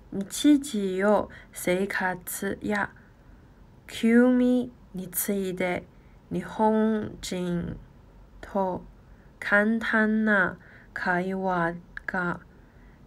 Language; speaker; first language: Japanese; non-native, learner; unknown